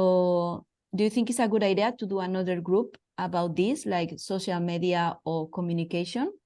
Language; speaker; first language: English; non-native, fluent; Spanish